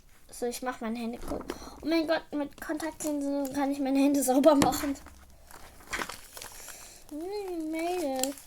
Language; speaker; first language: German; native; German